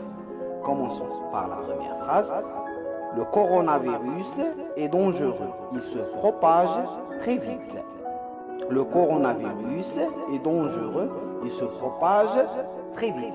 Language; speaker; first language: French; non-native, local second language; Arabic